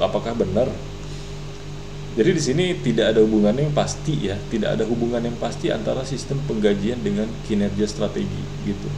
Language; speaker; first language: Indonesian; native; Indonesian